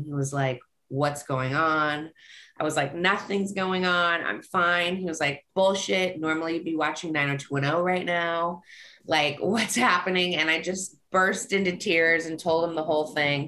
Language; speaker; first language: English; native; English